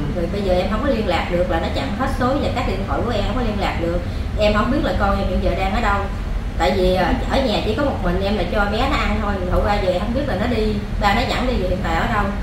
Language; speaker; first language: Vietnamese; native; Vietnamese